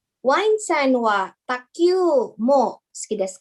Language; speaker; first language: Japanese; non-native, learner; English